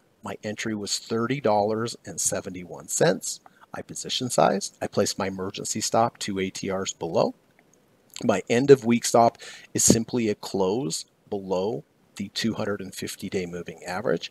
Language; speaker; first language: English; native; English